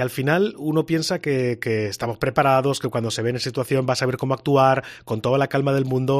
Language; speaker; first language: Spanish; native; Spanish